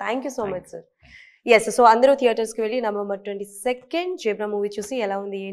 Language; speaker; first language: Telugu; native; Telugu